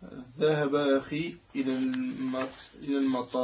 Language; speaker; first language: Arabic; non-native, learner; French